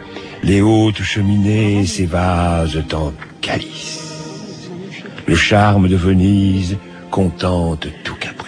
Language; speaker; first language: French; native; French